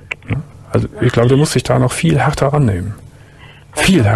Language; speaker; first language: German; native; German